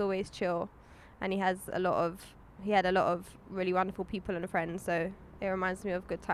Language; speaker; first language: English; native; English